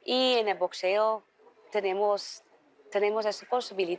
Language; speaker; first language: Spanish; non-native, learner; Dutch